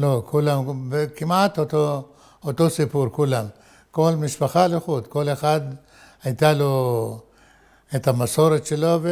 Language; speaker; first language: Hebrew; non-native, fluent; Arabic